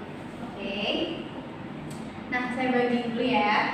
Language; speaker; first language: Indonesian; native; Indonesian